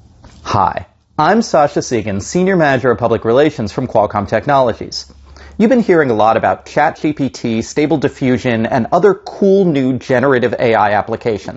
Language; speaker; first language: English; native; English